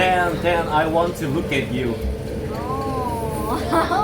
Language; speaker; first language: English; non-native, learner; Korean